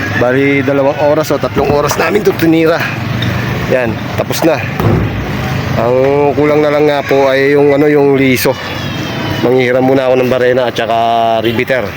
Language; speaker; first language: Filipino; non-native, local second language; Cebuano